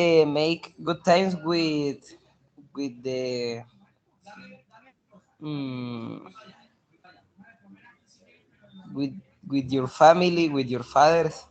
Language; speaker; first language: English; non-native, learner; Spanish